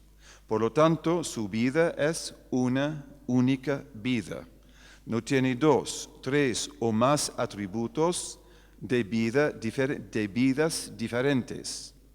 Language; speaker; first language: Spanish; non-native, fluent; English